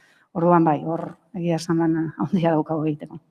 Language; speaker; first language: Basque; native; Basque